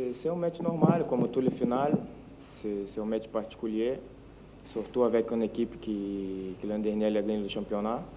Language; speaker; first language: French; non-native, fluent; Portuguese